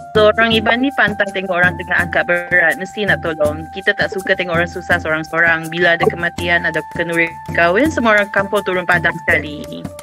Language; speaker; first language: Malay; non-native, local second language; Iban